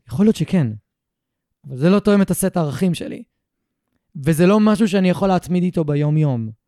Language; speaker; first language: Hebrew; native; Hebrew